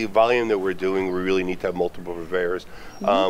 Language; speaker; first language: English; native; English